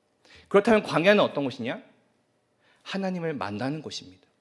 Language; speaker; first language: Korean; native; Korean